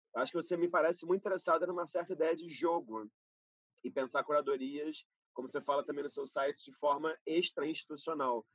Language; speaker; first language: Portuguese; native; Portuguese